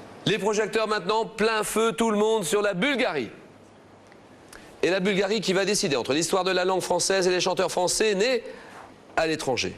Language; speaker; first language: French; native; French